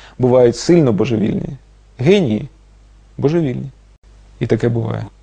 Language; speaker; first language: Ukrainian; non-native, local second language; Russian